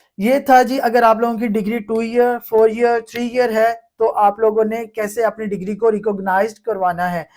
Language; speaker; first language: Urdu; non-native, local second language; Punjabi